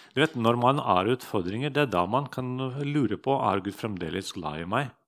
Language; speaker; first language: Norwegian; non-native, fluent; Russian